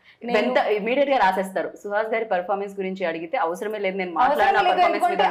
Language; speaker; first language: Telugu; native; Telugu